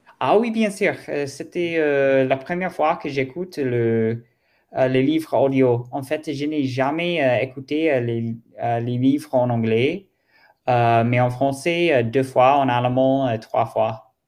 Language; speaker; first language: French; non-native, learner; German